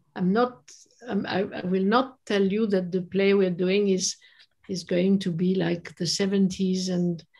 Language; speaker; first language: English; non-native, fluent; French